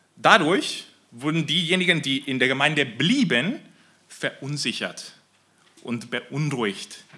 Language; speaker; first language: German; non-native, fluent; Spanish